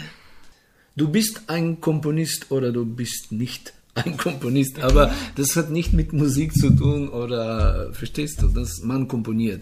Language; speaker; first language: German; non-native, fluent; Slovenian